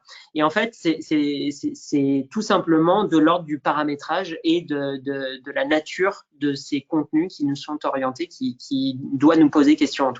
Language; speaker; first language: French; native; French